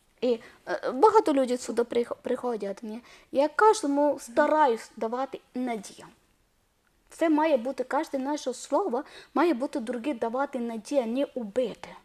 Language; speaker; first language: Ukrainian; non-native, learner; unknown